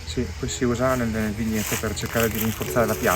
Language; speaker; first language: Italian; native; Italian